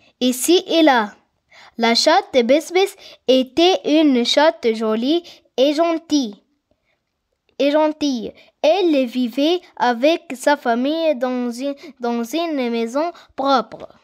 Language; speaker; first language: French; non-native, learner; Arabic